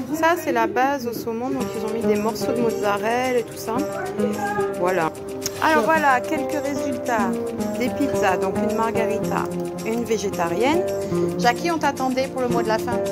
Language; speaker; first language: French; native; French